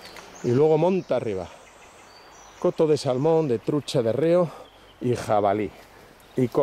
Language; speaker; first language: Spanish; native; Spanish